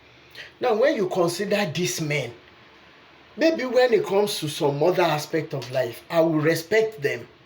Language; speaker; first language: English; non-native, local second language; Yoruba